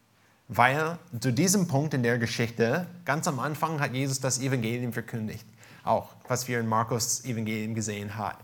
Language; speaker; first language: German; non-native, fluent; English